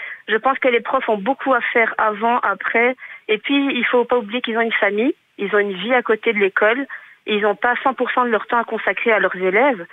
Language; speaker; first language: French; native; French